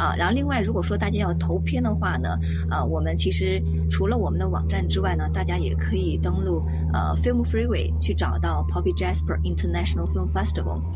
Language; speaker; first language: Chinese; native; Chinese